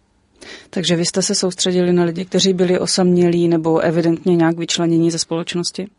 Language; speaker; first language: Czech; native; Czech